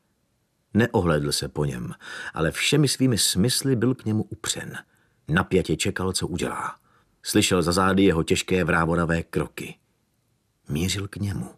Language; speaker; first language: Czech; native; Czech